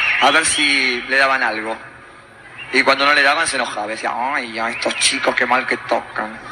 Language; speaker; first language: Spanish; native; Spanish